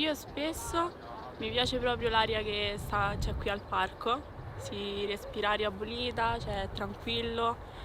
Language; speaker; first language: Italian; native; Italian